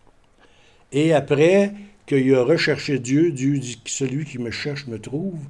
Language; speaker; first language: French; native; French